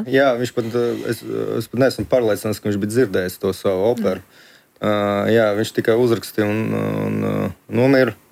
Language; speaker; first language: Latvian; early bilingual, other home language; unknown